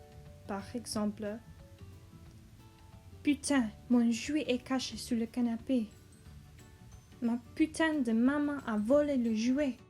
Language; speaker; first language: French; non-native, learner; English